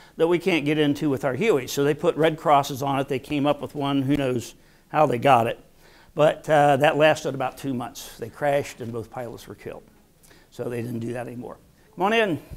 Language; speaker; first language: English; native; English